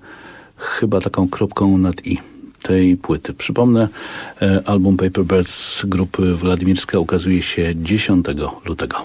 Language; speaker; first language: Polish; native; Polish